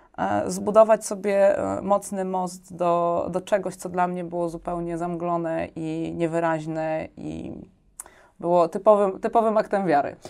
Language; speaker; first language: Polish; native; Polish